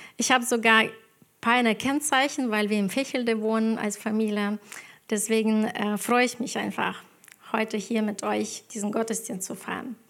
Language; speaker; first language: German; non-native, fluent; Ukrainian